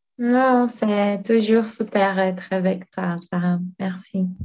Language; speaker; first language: French; non-native, learner; Portuguese